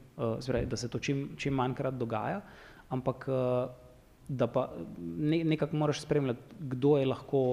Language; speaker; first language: Slovenian; native; Slovenian